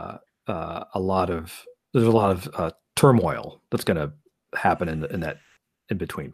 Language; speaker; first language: English; early bilingual, other home language; Spanish